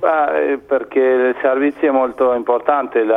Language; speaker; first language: Italian; non-native, fluent; Spanish